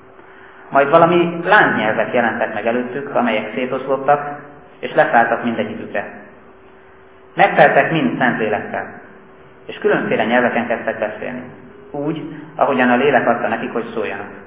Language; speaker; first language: Hungarian; native; Hungarian